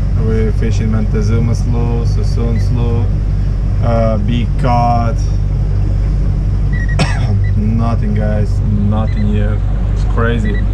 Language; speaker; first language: English; non-native, learner; Ukrainian